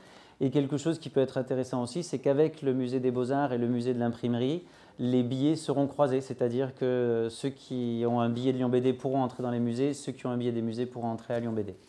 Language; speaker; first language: French; native; French